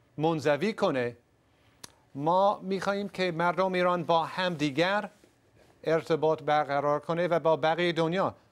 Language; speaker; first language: Persian; non-native, fluent; English